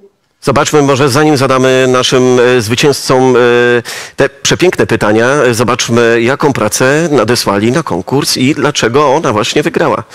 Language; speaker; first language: Polish; native; Polish